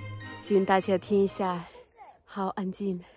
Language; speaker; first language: Chinese; non-native, learner; Russian